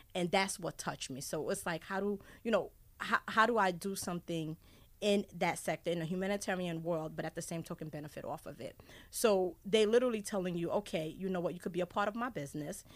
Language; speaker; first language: English; early bilingual, other home language; Haitian Creole